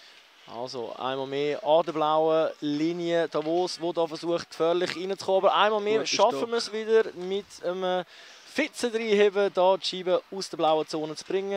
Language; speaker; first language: German; native; German